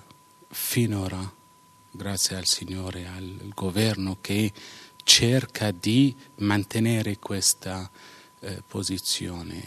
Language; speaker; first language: Italian; non-native, fluent; Arabic